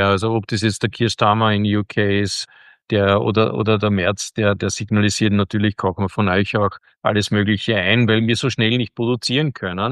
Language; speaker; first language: German; native; German